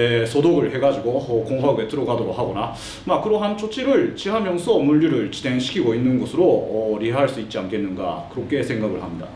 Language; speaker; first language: Korean; early bilingual, heritage; Korean